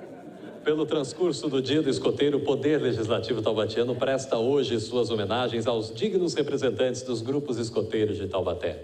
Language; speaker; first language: Portuguese; native; Portuguese